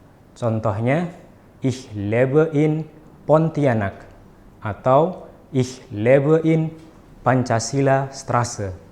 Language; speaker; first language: German; non-native, fluent; Indonesian